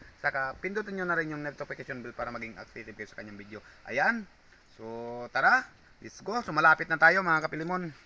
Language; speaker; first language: Filipino; native; Filipino